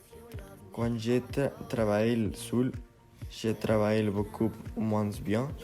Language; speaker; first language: French; non-native, learner; Spanish